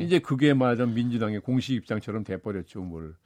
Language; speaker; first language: Korean; native; Korean